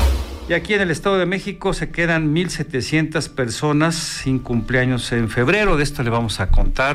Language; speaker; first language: Spanish; native; Spanish